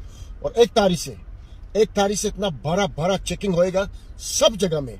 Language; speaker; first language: Hindi; non-native, fluent; Bangla